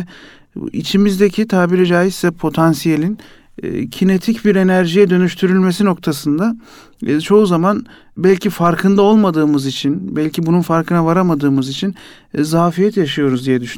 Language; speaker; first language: Turkish; native; Turkish